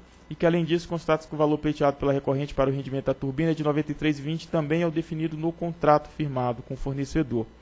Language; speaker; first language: Portuguese; native; Portuguese